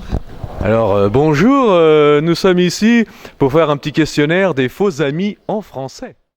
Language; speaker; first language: French; non-native, fluent; Portuguese